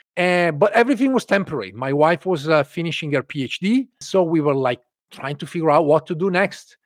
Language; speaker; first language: English; non-native, fluent; Italian